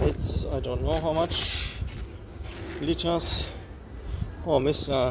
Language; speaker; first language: English; non-native, fluent; German